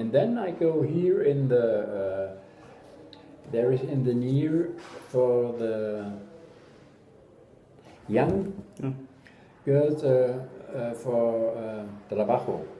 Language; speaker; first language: English; non-native, learner; German